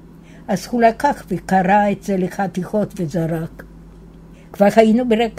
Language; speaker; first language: Hebrew; non-native, fluent; Yiddish